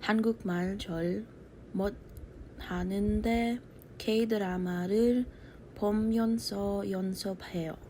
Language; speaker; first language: Korean; early bilingual, heritage; English